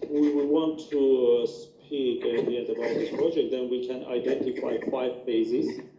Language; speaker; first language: English; non-native, fluent; Armenian